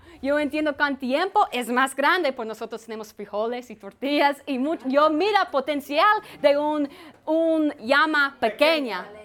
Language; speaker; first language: Spanish; non-native, learner; English